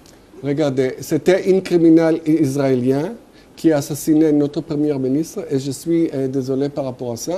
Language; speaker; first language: French; non-native, fluent; Hebrew